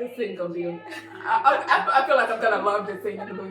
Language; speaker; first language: English; native; English